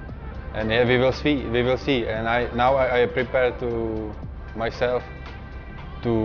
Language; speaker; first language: English; non-native, learner; Czech